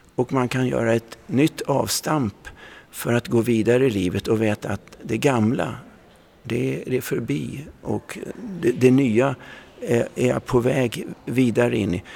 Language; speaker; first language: Swedish; native; Swedish